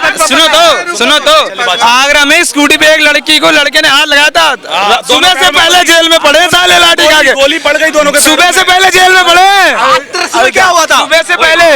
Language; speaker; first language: Hindi; native; Hindi